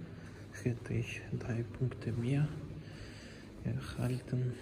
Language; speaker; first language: German; non-native, fluent; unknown